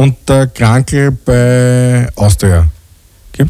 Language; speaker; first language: German; native; German